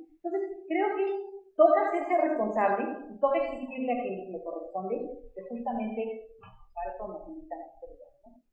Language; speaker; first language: Spanish; native; Spanish